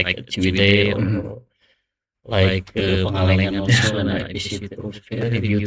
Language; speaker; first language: English; non-native, learner; Indonesian